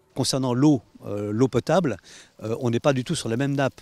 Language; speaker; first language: French; native; French